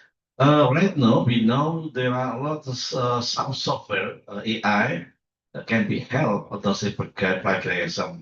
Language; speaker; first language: English; non-native, learner; Indonesian